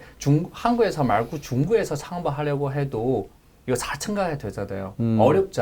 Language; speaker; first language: Korean; non-native, learner; Chinese